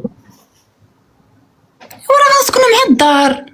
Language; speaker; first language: Arabic; native; Arabic